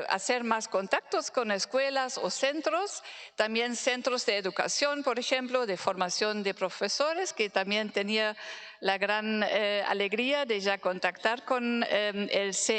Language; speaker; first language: Spanish; non-native, fluent; German